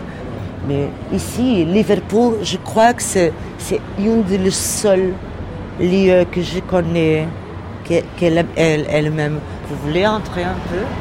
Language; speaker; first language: French; non-native, learner; Portuguese